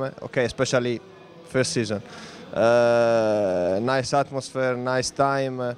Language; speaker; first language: English; non-native, fluent; Italian